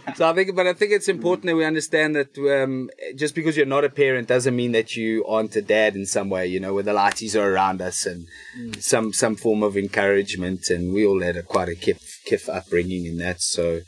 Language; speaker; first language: English; native; English